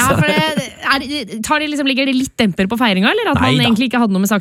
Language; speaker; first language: Norwegian; native; Norwegian